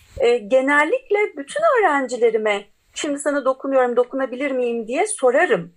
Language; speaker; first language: Turkish; native; Turkish